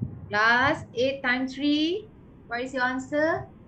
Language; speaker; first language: English; non-native, local second language; Malay